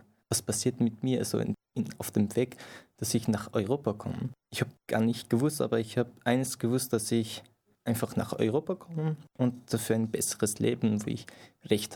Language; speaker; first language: German; non-native, fluent; Persian